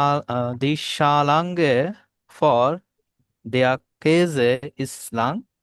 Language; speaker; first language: German; non-native, learner; Bangla